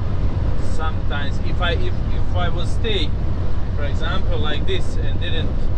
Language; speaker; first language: English; non-native, learner; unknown